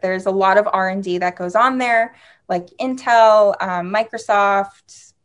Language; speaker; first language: English; native; English